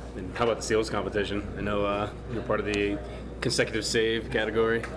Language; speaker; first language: English; native; English